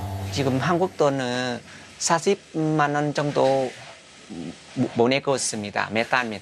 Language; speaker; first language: Korean; non-native, learner; Vietnamese